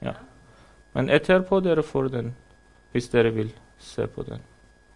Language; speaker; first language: Norwegian; non-native, fluent; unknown